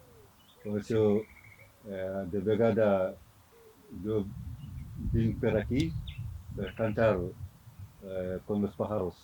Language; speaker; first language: Catalan; non-native, learner; Fula